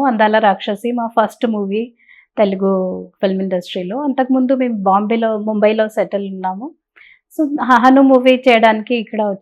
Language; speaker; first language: Telugu; non-native, learner; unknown